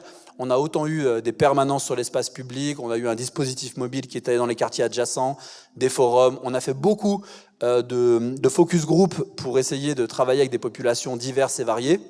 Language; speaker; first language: French; native; French